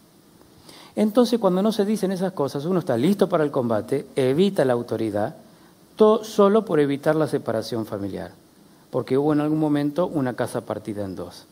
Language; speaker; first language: Spanish; native; Spanish